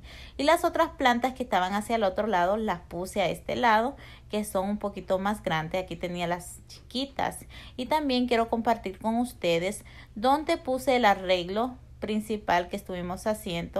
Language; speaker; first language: Spanish; native; Spanish